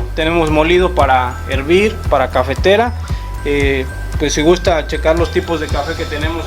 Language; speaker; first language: Spanish; native; Spanish